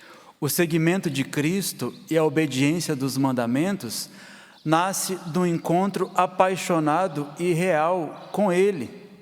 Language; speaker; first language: Portuguese; native; Portuguese